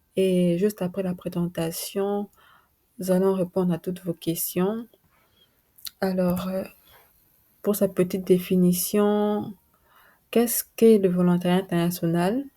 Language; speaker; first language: French; non-native, local second language; Lingala